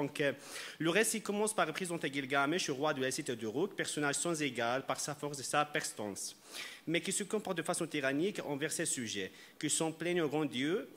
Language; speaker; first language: French; non-native, fluent; Arabic